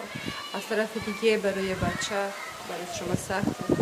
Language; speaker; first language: Persian; non-native, learner; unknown